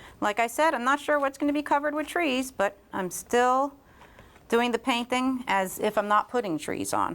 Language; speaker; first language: English; native; English